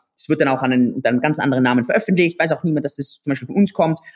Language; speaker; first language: German; native; German